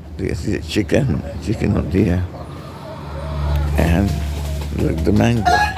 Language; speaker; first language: English; non-native, local second language; Spanish